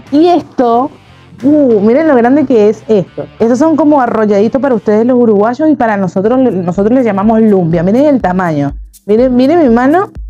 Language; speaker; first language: Spanish; native; Spanish